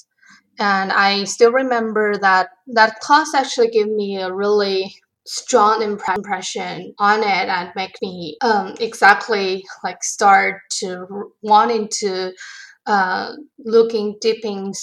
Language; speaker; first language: English; non-native, learner; Chinese